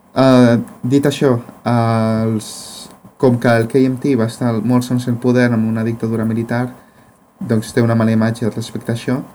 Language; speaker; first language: Catalan; non-native, fluent; Spanish